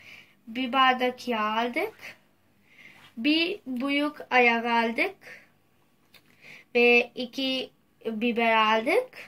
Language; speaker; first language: Turkish; non-native, fluent; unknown